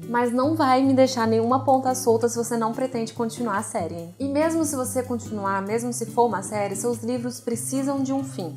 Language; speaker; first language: Portuguese; native; Portuguese